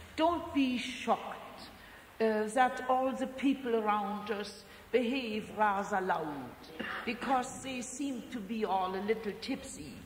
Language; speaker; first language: English; non-native, fluent; German